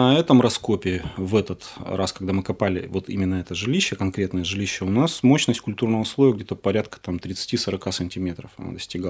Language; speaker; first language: Russian; native; Russian